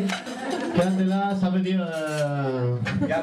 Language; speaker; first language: French; non-native, learner; Spanish